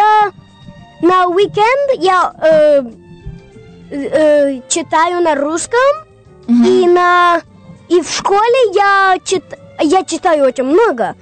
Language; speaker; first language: Russian; early bilingual, heritage; Russian